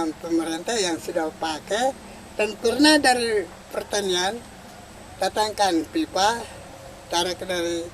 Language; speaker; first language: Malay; non-native, local second language; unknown